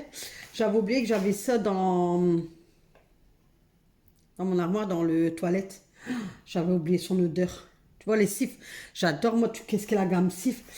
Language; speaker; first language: French; native; French